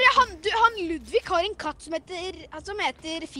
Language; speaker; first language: Norwegian; native; Norwegian